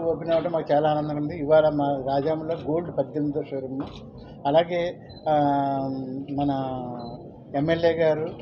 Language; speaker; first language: Telugu; native; Telugu